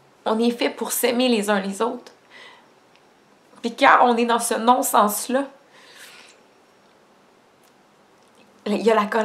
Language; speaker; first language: French; native; French